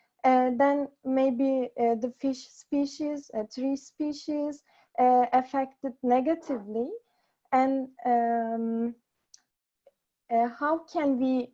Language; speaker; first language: English; non-native, learner; Japanese